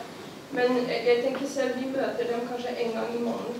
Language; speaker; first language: Norwegian; non-native, fluent; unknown